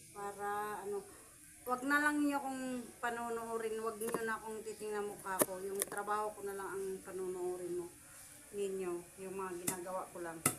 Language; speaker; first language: Filipino; non-native, local second language; Cebuano